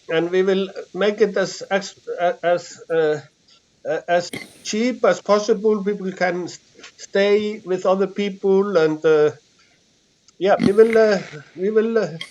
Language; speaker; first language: English; non-native, fluent; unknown